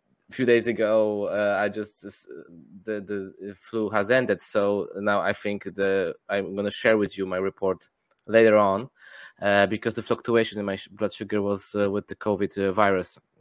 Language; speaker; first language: English; non-native, fluent; Polish